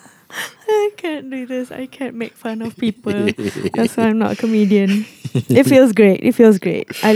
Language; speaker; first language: English; non-native, local second language; Malay